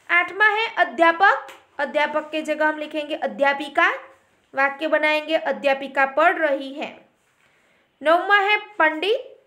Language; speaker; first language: Hindi; non-native, local second language; Gujarati